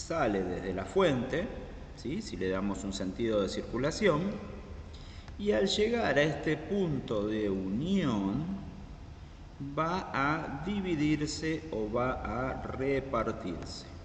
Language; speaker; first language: Spanish; native; Spanish